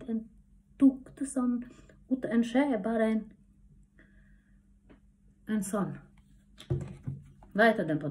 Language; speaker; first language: Swedish; non-native, learner; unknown